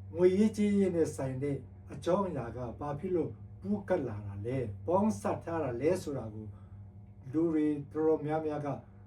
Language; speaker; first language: Burmese; non-native, local second language; Tedim Chin